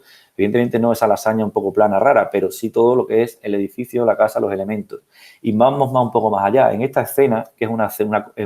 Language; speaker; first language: Spanish; native; Spanish